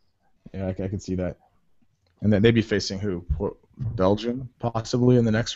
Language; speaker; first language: English; native; English